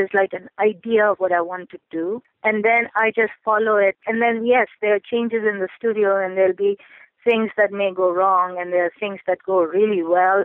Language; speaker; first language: English; non-native, local second language; Urdu